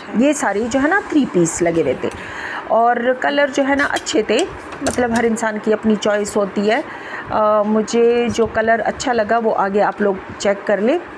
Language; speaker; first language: Urdu; non-native, local second language; Pashto